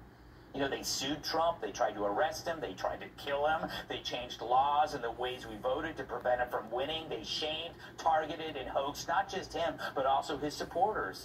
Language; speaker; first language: English; native; English